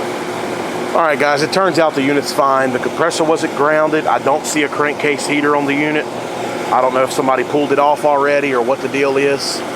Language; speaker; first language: English; native; English